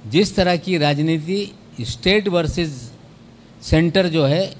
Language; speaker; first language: Hindi; non-native, local second language; Marathi